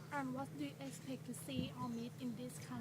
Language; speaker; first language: English; non-native, learner; Thai